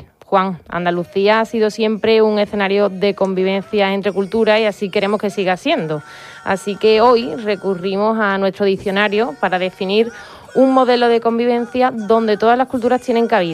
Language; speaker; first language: Spanish; native; Spanish